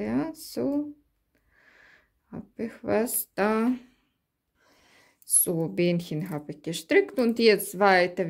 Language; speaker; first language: German; non-native, learner; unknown